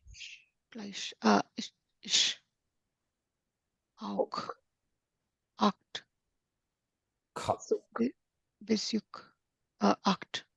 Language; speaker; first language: German; non-native, learner; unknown